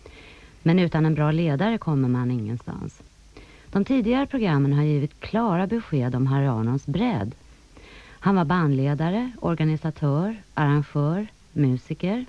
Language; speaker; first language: Swedish; native; Swedish